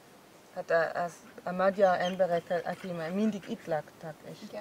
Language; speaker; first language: Hungarian; non-native, learner; German